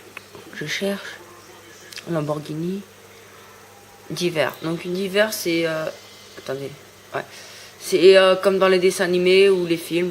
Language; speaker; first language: French; native; French